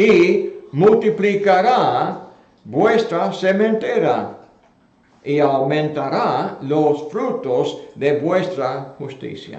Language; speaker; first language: Spanish; non-native, fluent; English